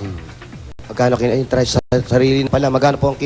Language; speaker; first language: Filipino; native; Filipino